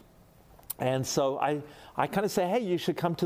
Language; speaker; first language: English; native; English